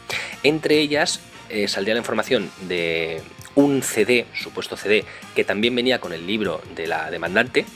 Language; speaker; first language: Spanish; native; Spanish